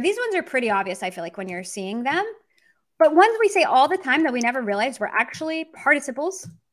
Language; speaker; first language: English; native; English